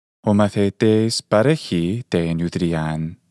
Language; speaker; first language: Greek; non-native, fluent; English